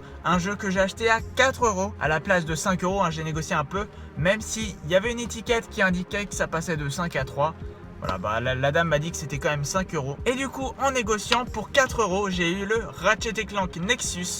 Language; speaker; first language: French; native; French